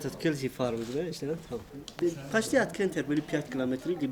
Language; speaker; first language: Russian; non-native, local second language; Tajik